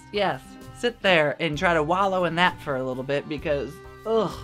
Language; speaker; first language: English; native; English